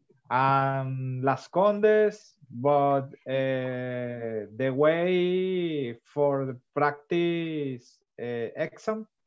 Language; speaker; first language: English; non-native, learner; Spanish